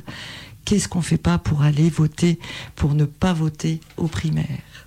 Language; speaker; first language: French; native; French